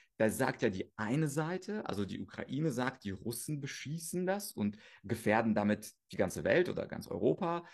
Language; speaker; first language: German; early bilingual, other home language; Russian